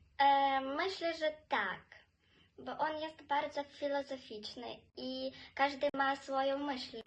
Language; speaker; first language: Polish; non-native, learner; Ukrainian